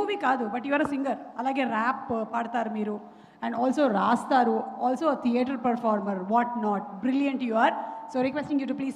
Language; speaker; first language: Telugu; native; Telugu